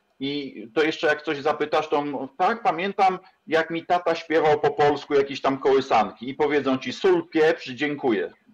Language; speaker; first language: Polish; native; Polish